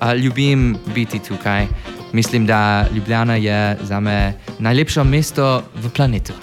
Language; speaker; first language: Slovenian; non-native, learner; English